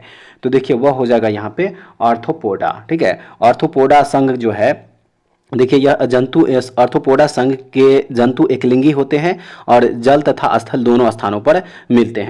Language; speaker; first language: Hindi; native; Hindi